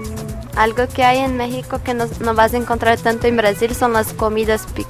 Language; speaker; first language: Spanish; non-native, learner; Portuguese